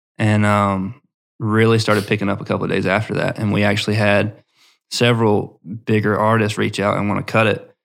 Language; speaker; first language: English; native; English